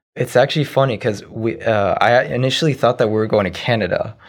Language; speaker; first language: English; early bilingual, other home language; Arabic